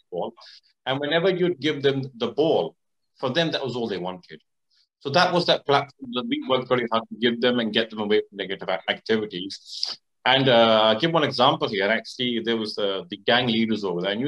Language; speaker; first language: English; native; English